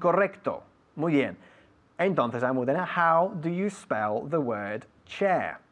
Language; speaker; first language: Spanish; non-native, fluent; English